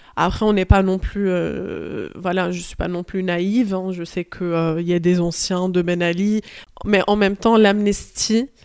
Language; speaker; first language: French; early bilingual, other home language; Arabic